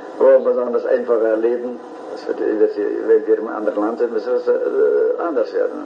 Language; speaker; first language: German; early bilingual, heritage; English